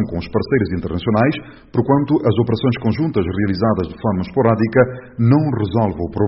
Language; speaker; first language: Portuguese; non-native, local second language; Kabuverdianu